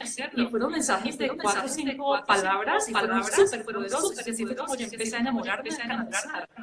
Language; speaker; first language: Spanish; native; Spanish